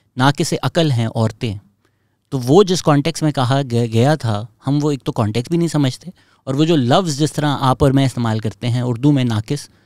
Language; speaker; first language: Urdu; native; Urdu